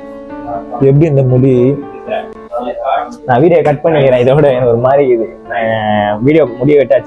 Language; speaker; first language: Tamil; native; Tamil